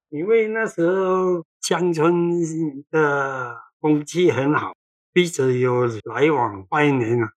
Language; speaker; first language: Chinese; non-native, local second language; Cantonese